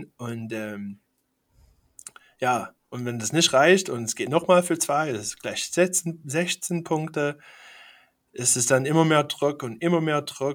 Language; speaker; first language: German; non-native, fluent; English